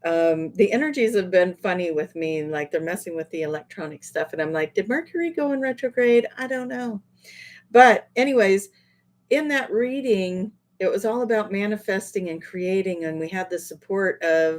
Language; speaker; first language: English; native; English